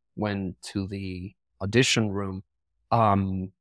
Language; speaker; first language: English; non-native, fluent; Spanish